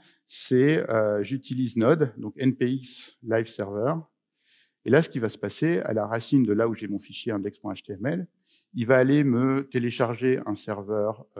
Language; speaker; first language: French; native; French